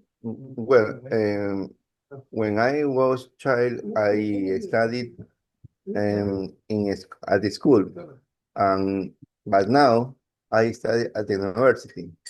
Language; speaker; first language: English; non-native, learner; Spanish